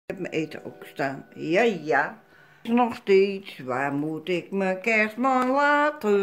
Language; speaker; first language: Dutch; native; Dutch